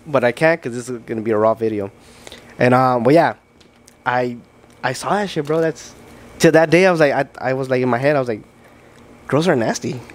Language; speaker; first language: English; early bilingual, other home language; Spanish